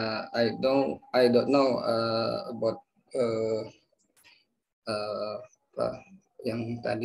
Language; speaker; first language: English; non-native, learner; Indonesian